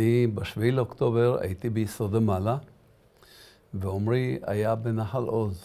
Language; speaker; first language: Hebrew; early bilingual, other home language; Arabic